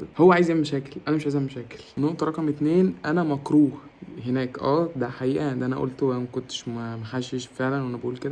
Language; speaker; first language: Arabic; native; Arabic